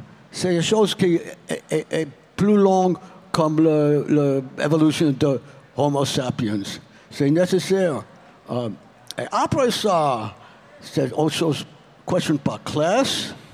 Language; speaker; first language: French; non-native, learner; English